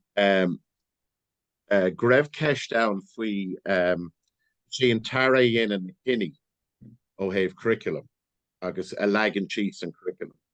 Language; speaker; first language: Irish; non-native, local second language; English